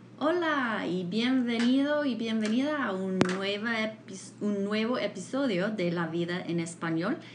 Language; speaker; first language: Spanish; non-native, fluent; English